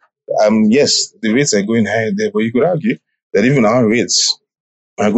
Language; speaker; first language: English; non-native, local second language; Yoruba